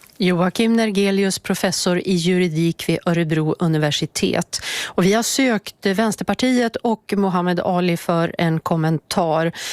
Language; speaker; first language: Swedish; native; Swedish